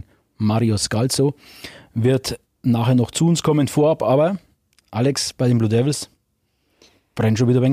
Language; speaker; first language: German; native; German